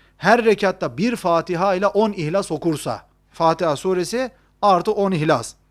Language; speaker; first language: Turkish; native; Turkish